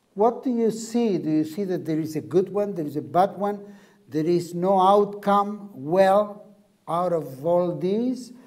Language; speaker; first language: English; non-native, learner; Spanish